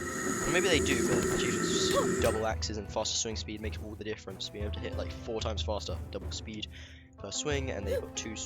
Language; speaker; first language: English; native; English